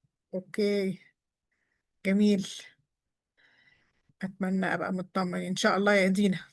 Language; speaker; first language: Arabic; native; Arabic